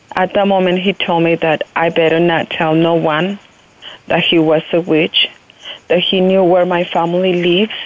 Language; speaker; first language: English; non-native, fluent; Spanish